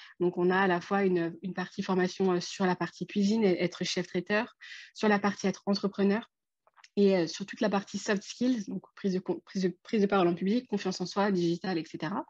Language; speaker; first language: French; native; French